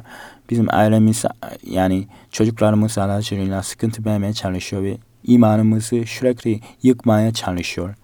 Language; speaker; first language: Turkish; non-native, fluent; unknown